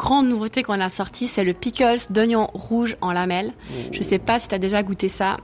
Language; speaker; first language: French; native; French